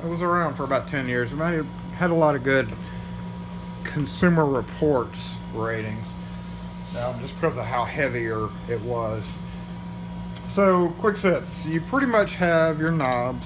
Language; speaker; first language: English; native; English